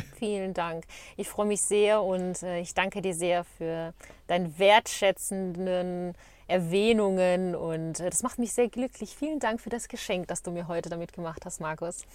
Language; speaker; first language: German; early bilingual, other home language; Bosnian